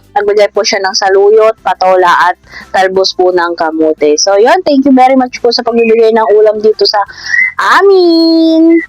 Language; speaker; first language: Filipino; non-native, local second language; Iloko